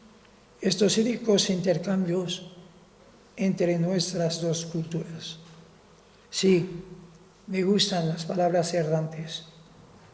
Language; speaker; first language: Spanish; non-native, fluent; Arabic